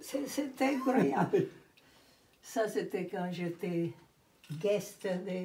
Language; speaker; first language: French; non-native, fluent; Italian